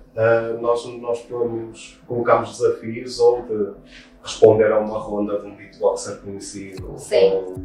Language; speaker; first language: Portuguese; native; Portuguese